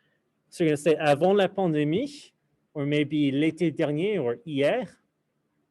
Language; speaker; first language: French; non-native, fluent; English